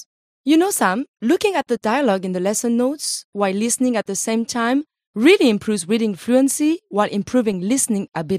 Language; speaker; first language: English; non-native, fluent; French